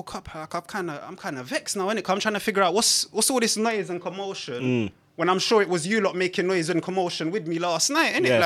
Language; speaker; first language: English; native; English